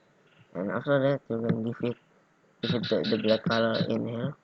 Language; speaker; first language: English; non-native, learner; Indonesian